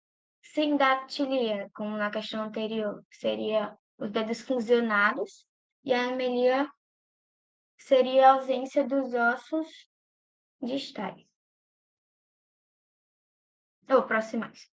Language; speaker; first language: Portuguese; native; Portuguese